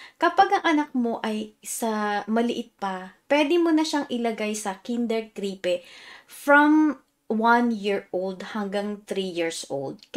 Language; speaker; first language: Filipino; native; Filipino